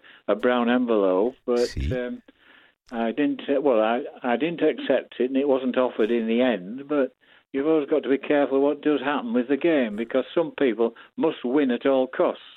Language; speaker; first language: English; native; English